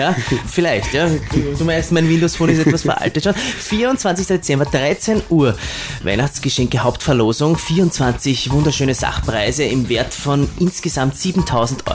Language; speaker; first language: German; native; German